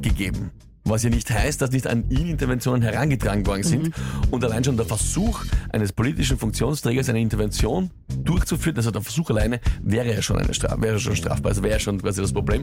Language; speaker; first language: German; native; German